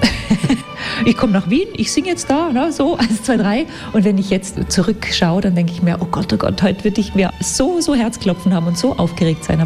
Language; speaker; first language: German; native; German